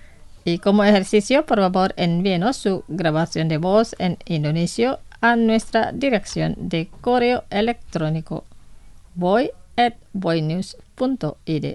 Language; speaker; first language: Spanish; non-native, fluent; Indonesian